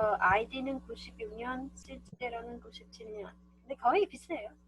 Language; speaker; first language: Korean; non-native, learner; Khmer